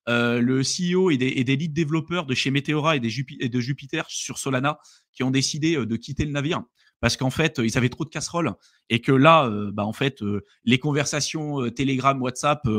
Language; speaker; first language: French; native; French